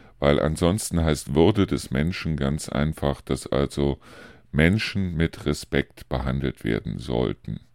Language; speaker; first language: German; native; German